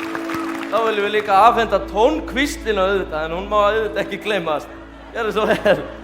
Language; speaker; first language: Icelandic; native; Icelandic